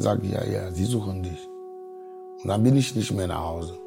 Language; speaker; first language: German; non-native, fluent; Ewe